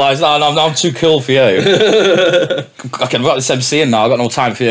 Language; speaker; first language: English; native; English